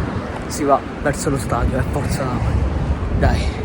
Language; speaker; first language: Italian; native; Italian